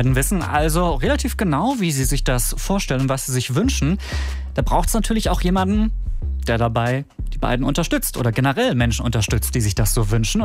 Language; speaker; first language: German; native; German